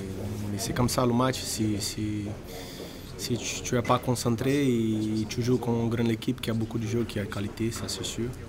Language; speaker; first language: French; non-native, learner; Portuguese